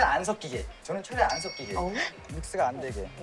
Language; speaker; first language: Korean; native; Korean